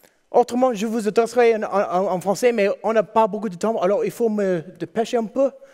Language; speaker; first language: French; non-native, learner; English